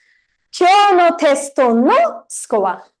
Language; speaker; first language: Japanese; non-native, fluent; Tamil